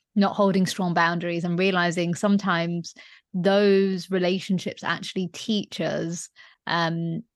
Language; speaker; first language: English; native; English